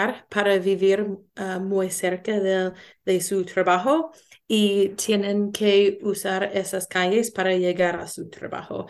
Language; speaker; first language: Spanish; non-native, learner; English